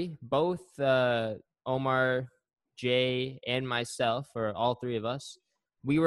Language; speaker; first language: English; native; English